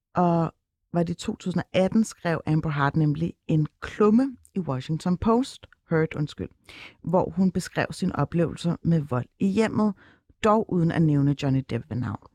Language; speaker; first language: Danish; early bilingual, other home language; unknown